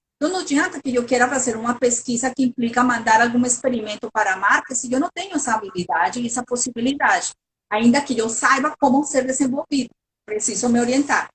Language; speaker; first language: Portuguese; non-native, fluent; Spanish